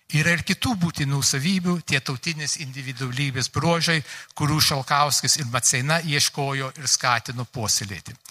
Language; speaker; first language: Lithuanian; early bilingual, heritage; Lithuanian